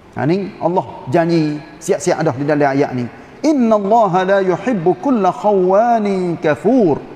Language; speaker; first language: Malay; native; Malay